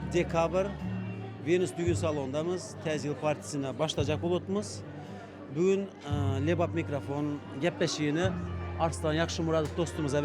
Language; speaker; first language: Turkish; non-native, learner; Turkmen